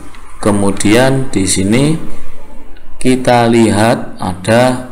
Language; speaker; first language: Indonesian; native; Indonesian